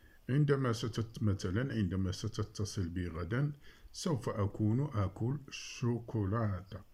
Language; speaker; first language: Arabic; native; Arabic